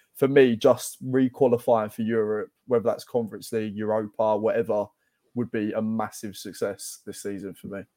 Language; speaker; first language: English; native; English